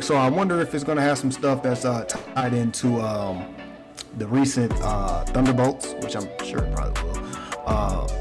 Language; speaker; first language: English; native; English